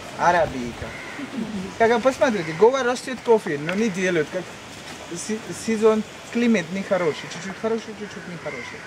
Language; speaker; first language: Russian; non-native, learner; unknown